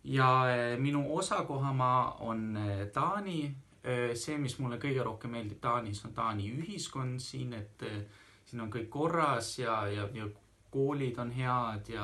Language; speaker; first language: Estonian; early bilingual, heritage; Estonian